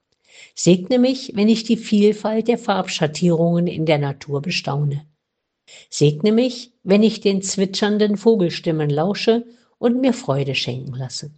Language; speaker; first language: German; native; German